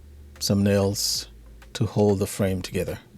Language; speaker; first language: English; native; English